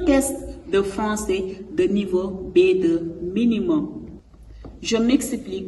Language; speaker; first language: French; non-native, local second language; Wolof